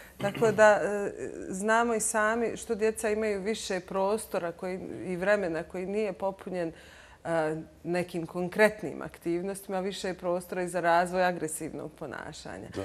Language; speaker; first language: Bosnian; native; Bosnian